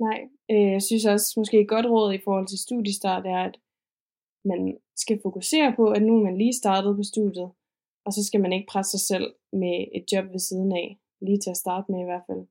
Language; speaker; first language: Danish; native; Danish